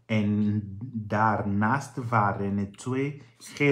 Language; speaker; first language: Dutch; non-native, fluent; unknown